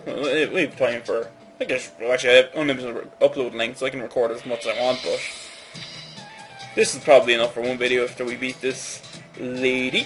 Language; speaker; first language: English; native; English